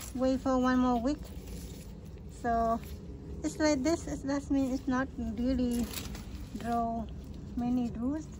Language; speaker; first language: English; non-native, learner; Vietnamese